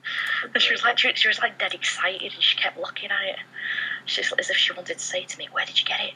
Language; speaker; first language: English; native; English